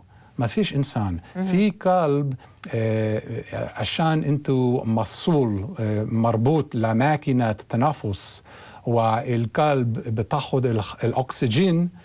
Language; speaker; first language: Arabic; non-native, learner; English